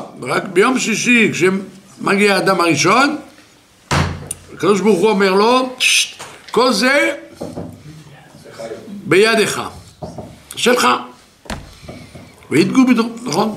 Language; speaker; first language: Hebrew; non-native, fluent; French